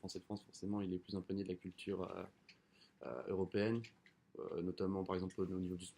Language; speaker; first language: French; native; French